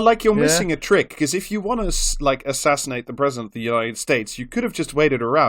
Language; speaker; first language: English; native; English